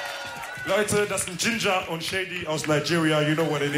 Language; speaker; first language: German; early bilingual, other home language; Wolof